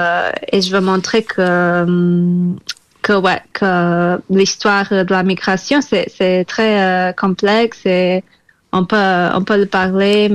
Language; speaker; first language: French; non-native, fluent; Portuguese